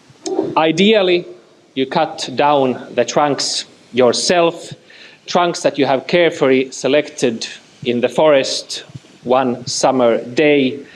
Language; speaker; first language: English; non-native, fluent; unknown